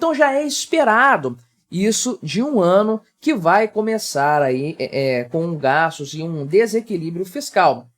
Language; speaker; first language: Portuguese; native; Portuguese